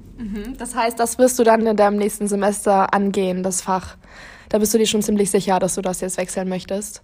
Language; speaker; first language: German; native; German